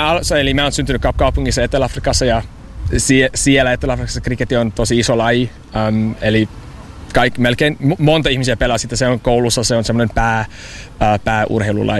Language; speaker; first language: Finnish; non-native, fluent; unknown